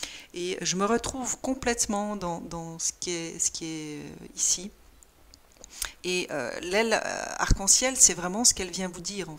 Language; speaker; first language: French; native; French